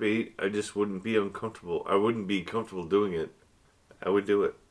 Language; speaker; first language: English; native; English